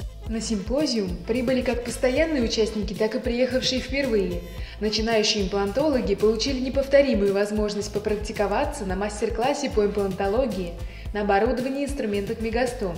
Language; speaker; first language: Russian; native; Russian